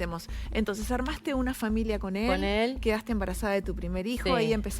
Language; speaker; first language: Spanish; native; Spanish